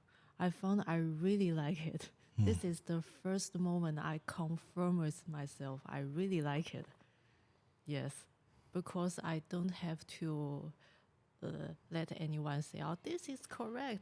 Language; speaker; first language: English; non-native, learner; Chinese